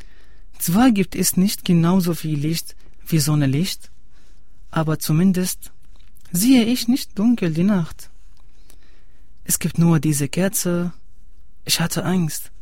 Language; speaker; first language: German; non-native, learner; Arabic